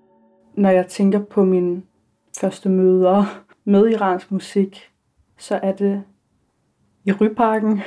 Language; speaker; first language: Danish; early bilingual, other home language; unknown